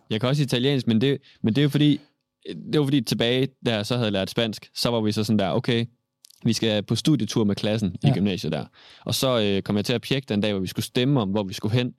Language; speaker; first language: Danish; native; Danish